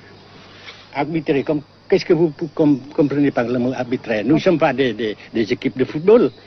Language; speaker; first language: French; non-native, local second language; Vietnamese